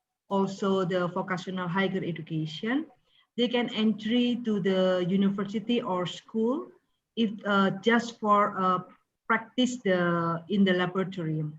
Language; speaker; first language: English; non-native, learner; Indonesian